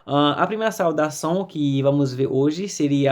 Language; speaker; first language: Portuguese; non-native, fluent; Haitian Creole